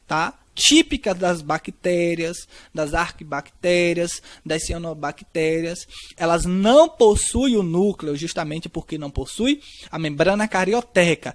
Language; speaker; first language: Portuguese; native; Portuguese